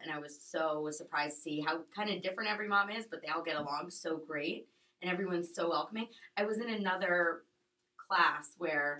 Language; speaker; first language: English; native; English